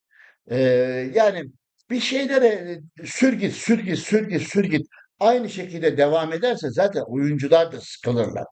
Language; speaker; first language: Turkish; native; Turkish